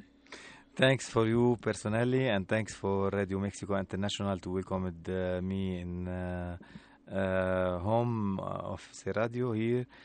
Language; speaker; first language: English; non-native, learner; Arabic